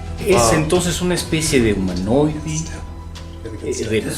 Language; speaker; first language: Spanish; native; Spanish